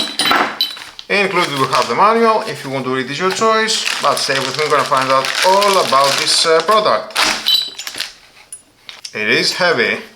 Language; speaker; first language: English; non-native, fluent; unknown